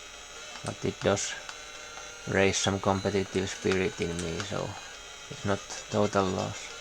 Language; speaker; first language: English; non-native, fluent; Finnish